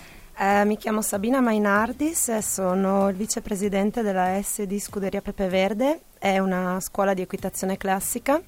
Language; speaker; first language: Italian; native; Italian